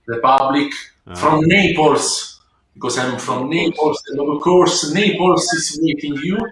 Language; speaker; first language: English; non-native, learner; Italian